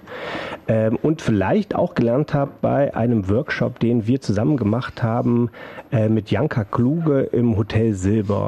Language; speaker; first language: German; native; German